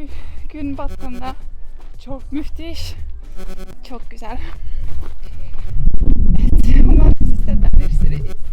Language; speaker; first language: Turkish; non-native, learner; Estonian